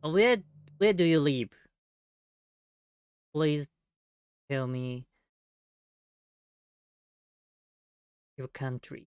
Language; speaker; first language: English; non-native, learner; Japanese